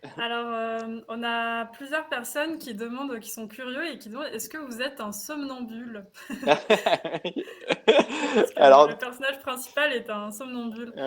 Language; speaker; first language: French; native; French